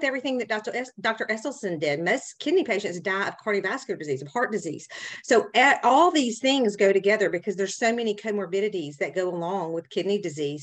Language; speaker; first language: English; native; English